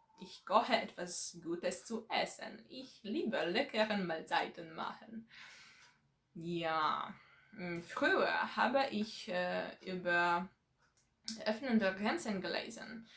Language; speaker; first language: German; non-native, learner; Polish